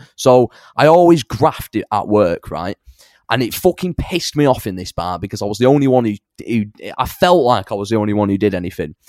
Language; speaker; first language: English; native; English